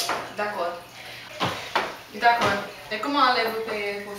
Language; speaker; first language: French; non-native, learner; English